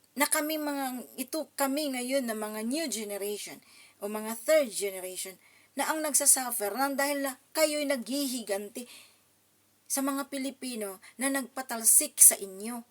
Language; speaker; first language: Filipino; non-native, local second language; Cebuano